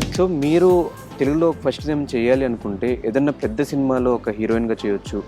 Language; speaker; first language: Telugu; native; Telugu